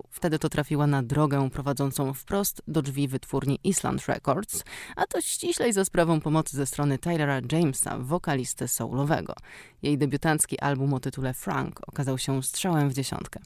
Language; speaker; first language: Polish; native; Polish